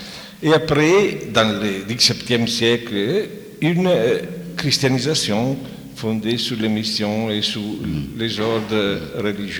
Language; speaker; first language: French; non-native, fluent; Italian